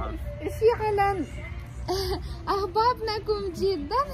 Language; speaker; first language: Arabic; non-native, fluent; Ukrainian